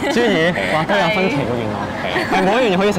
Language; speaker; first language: Chinese; native; Chinese